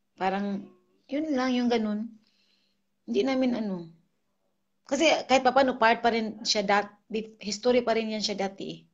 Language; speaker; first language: Filipino; non-native, local second language; Cebuano